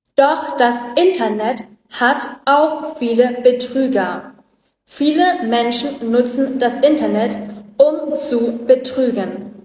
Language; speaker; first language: German; non-native, learner; Vietnamese